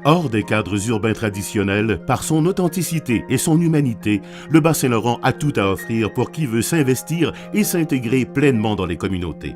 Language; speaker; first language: French; native; French